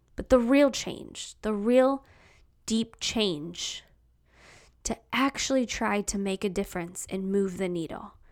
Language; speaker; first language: English; native; English